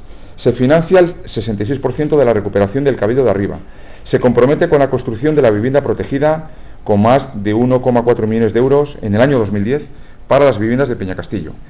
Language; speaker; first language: Spanish; native; Spanish